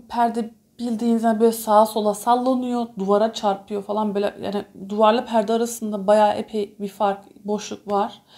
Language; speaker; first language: Turkish; early bilingual, heritage; Turkish